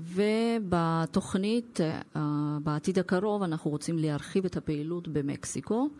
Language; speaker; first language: Hebrew; non-native, fluent; Russian